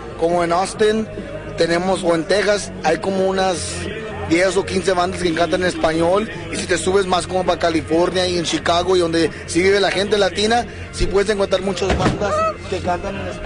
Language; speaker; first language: Spanish; early bilingual, heritage; English